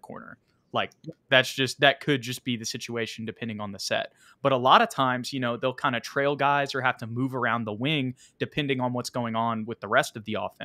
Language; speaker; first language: English; native; English